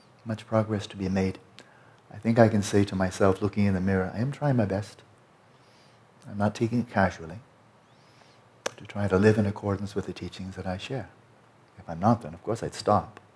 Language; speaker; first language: English; native; English